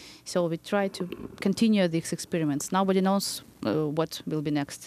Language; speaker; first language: English; non-native, fluent; Ukrainian